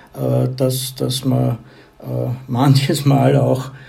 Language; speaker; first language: German; native; German